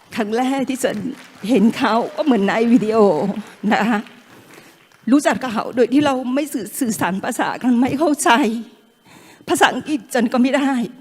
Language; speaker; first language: Thai; non-native, local second language; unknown